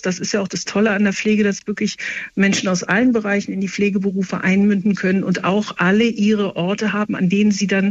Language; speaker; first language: German; native; German